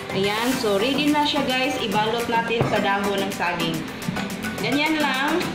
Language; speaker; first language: Filipino; non-native, local second language; Cebuano